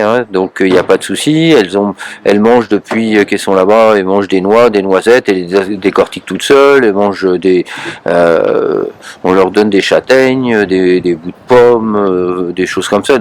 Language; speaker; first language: French; native; French